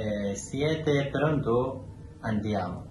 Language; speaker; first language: Italian; non-native, learner; Persian